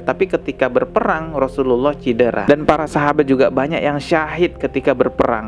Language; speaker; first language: Indonesian; native; Indonesian